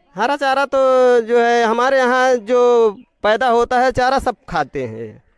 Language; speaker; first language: Hindi; native; Hindi